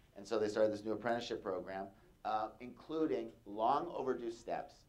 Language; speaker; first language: English; native; English